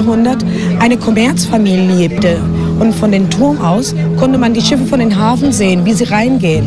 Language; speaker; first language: German; non-native, fluent; Spanish